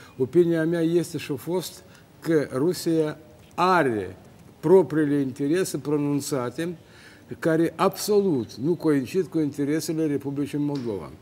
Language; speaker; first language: Romanian; native; Romanian